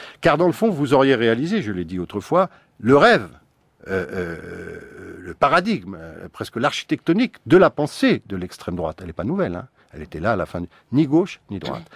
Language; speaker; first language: French; native; French